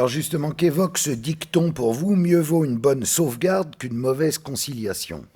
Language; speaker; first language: French; native; French